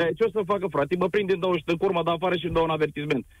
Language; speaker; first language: Romanian; native; Romanian